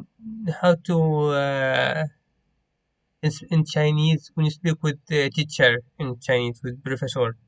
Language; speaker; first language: English; non-native, learner; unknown